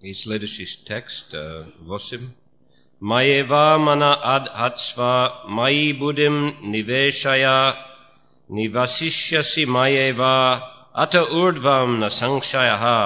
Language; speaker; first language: Russian; non-native, fluent; English